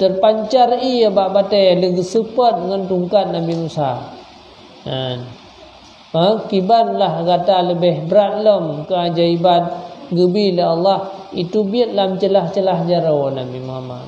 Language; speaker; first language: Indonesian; non-native, local second language; Achinese